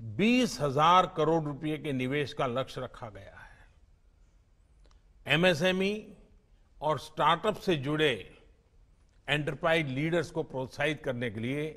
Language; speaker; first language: Hindi; non-native, local second language; Gujarati